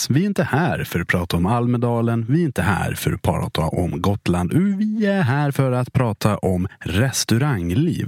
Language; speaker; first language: Swedish; native; Swedish